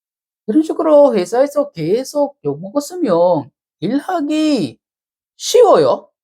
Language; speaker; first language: Korean; non-native, fluent; Sinhala